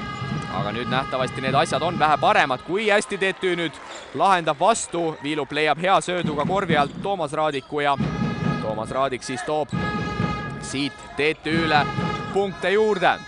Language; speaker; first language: Estonian; native; Estonian